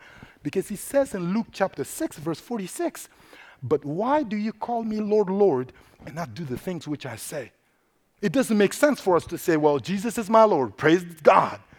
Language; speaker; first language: English; non-native, fluent; Sango